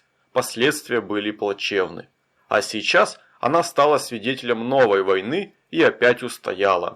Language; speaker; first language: Russian; native; Russian